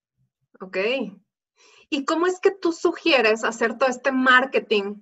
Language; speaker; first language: Spanish; native; Spanish